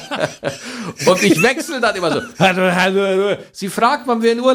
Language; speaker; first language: German; native; German